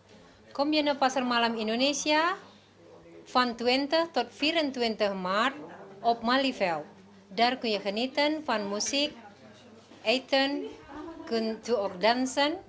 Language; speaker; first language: Dutch; non-native, learner; Indonesian